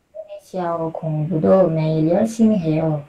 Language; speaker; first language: Korean; non-native, learner; Indonesian